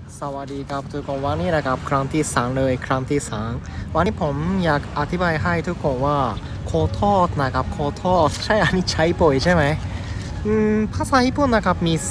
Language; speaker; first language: Thai; non-native, learner; Japanese